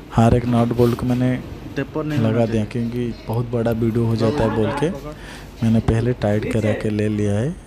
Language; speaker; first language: Hindi; non-native, local second language; Odia